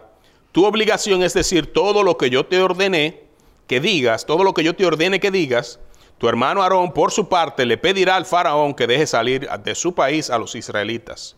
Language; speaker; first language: Spanish; native; Spanish